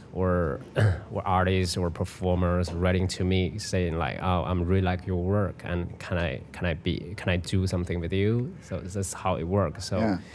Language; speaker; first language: English; non-native, fluent; Chinese